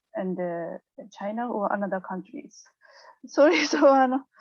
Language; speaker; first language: English; non-native, learner; Japanese